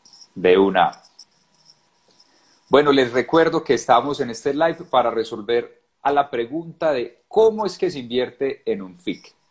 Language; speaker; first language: Spanish; native; Spanish